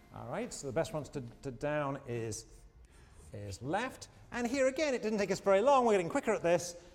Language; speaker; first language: English; native; English